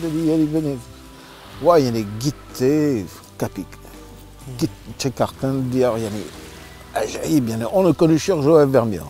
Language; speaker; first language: Turkish; non-native, learner; French